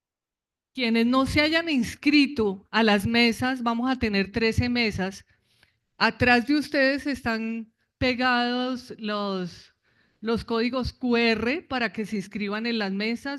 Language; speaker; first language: Spanish; native; Spanish